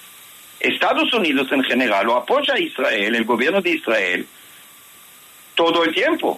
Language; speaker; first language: Spanish; non-native, fluent; Hebrew